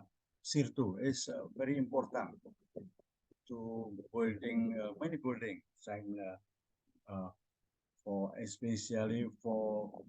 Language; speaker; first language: English; non-native, learner; Indonesian